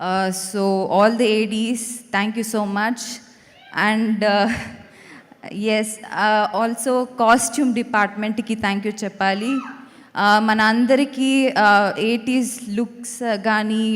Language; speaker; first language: Telugu; non-native, fluent; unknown